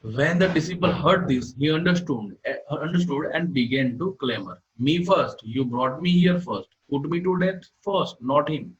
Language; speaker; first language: English; non-native, local second language; Gujarati